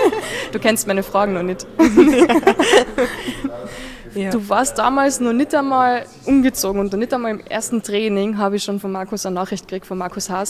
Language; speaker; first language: German; native; German